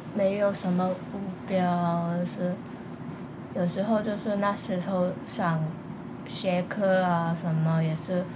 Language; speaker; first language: Chinese; non-native, fluent; Cantonese